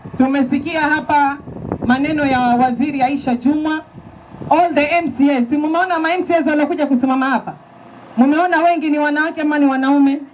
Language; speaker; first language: Swahili; native; Swahili